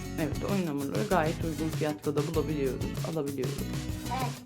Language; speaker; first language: Turkish; native; Turkish